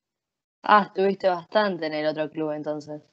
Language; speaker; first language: Spanish; native; Spanish